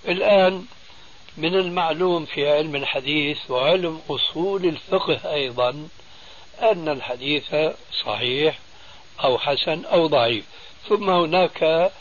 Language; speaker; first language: Arabic; early bilingual, other home language; Albanian